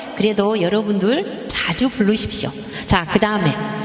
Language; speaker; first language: Korean; native; Korean